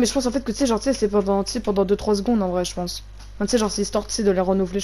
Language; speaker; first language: French; native; French